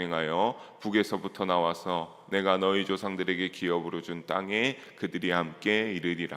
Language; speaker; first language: Korean; native; Korean